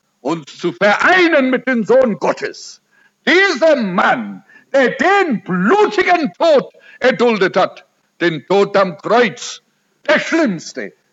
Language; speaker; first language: German; early bilingual, heritage; German